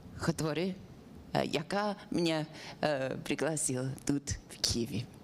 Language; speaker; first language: Ukrainian; non-native, learner; English